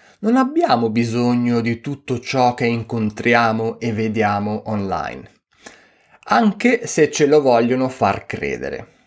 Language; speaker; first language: Italian; native; Italian